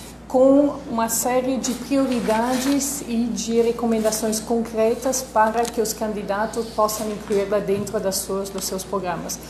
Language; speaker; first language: Portuguese; non-native, fluent; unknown